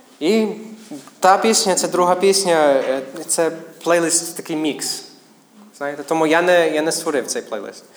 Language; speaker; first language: Ukrainian; non-native, fluent; English